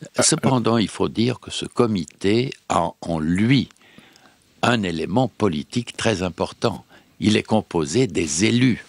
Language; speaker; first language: French; non-native, fluent; Serbian